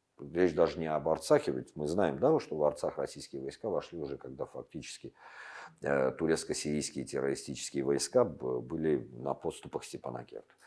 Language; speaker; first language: Russian; non-native, local second language; Armenian